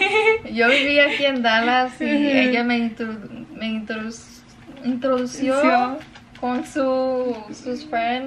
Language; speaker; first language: Spanish; early bilingual, other home language; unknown